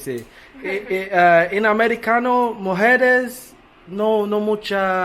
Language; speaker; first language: Spanish; non-native, learner; English